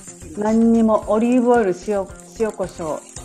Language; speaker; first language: Japanese; native; Japanese